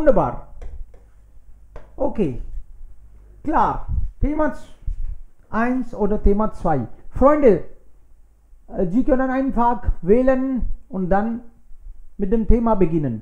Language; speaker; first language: German; non-native, fluent; Hindi